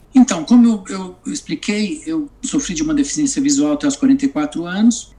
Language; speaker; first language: Portuguese; native; Portuguese